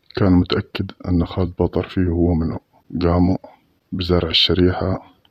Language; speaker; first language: Arabic; native; Arabic